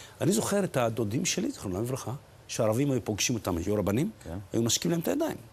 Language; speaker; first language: Hebrew; early bilingual, other home language; Arabic